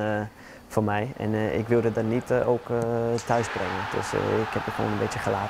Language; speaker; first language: Dutch; non-native, fluent; English